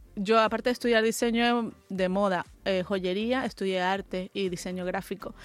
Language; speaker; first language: Spanish; native; Spanish